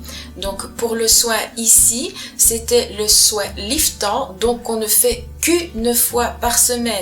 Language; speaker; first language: French; native; French